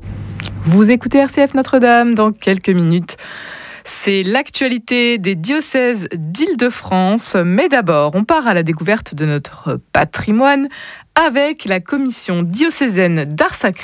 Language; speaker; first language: French; native; French